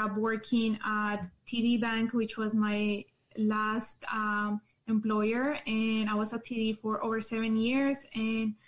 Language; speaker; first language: English; non-native, fluent; Spanish